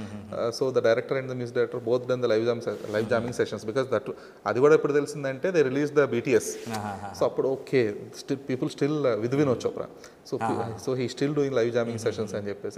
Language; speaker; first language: Telugu; native; Telugu